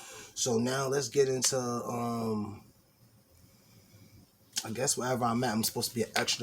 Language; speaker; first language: English; native; English